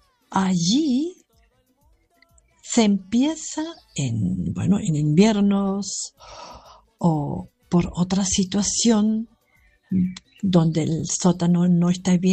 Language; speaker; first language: Spanish; non-native, fluent; German